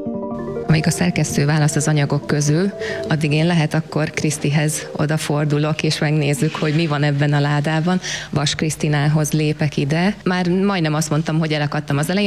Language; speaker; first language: Hungarian; native; Hungarian